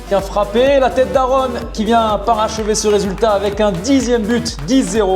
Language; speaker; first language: French; native; French